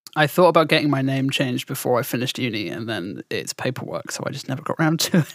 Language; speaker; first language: English; native; English